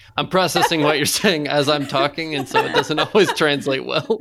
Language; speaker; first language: English; native; English